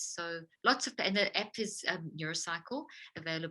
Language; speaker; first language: English; native; English